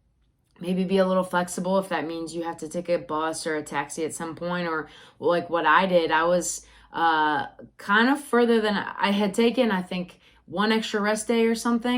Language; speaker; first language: English; native; English